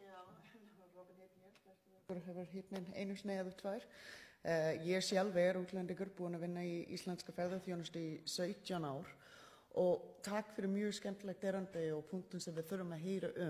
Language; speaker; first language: Icelandic; non-native, learner; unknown